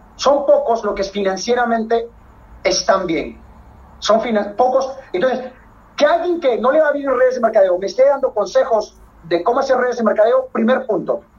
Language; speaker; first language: Spanish; native; Spanish